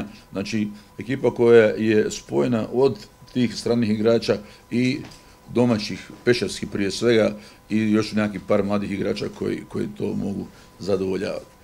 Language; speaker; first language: Croatian; native; Croatian